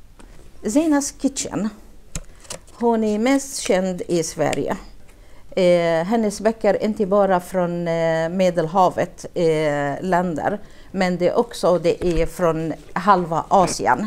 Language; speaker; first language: Swedish; non-native, learner; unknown